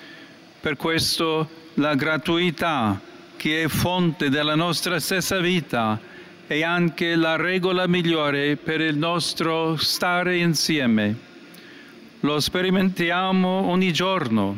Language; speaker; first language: Italian; non-native, fluent; English